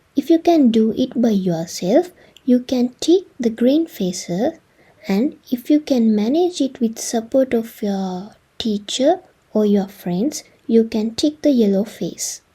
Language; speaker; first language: English; non-native, local second language; Sinhala